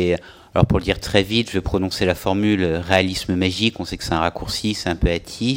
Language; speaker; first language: French; native; French